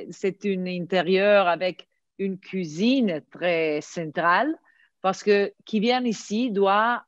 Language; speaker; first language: French; non-native, fluent; Italian